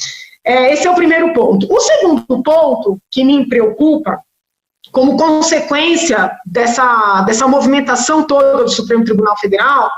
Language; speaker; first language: Portuguese; native; Portuguese